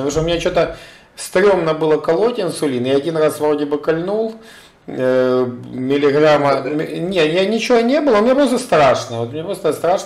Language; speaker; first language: Russian; native; Russian